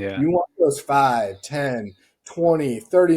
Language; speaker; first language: English; native; English